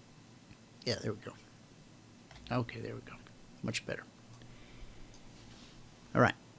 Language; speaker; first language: English; native; English